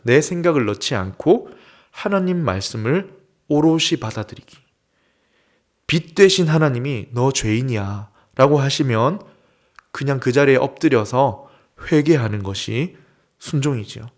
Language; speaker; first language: Korean; native; Korean